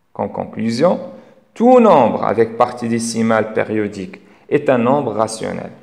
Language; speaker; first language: French; non-native, local second language; Arabic